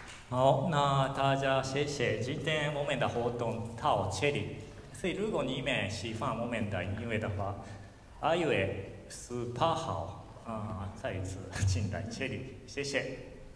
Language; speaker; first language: Chinese; non-native, learner; Japanese